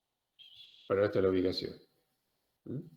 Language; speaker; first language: Spanish; native; Spanish